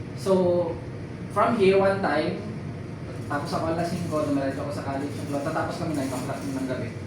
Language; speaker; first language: Filipino; non-native, local second language; Iloko